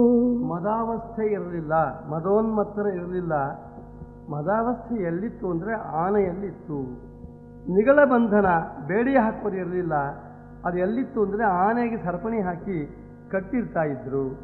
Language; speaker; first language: Kannada; native; Kannada